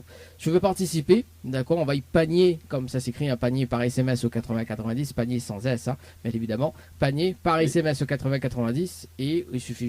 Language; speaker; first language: French; non-native, local second language; Réunion Creole French